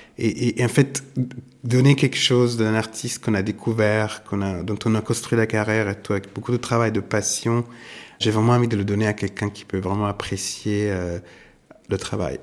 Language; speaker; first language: French; non-native, fluent; Italian